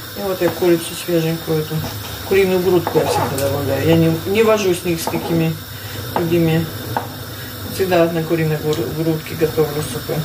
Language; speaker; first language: Russian; native; Russian